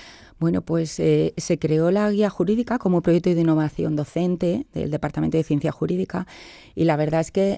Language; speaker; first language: Spanish; native; Spanish